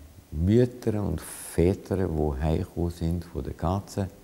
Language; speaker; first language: German; non-native, fluent; Hungarian